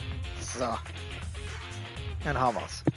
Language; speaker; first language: German; native; German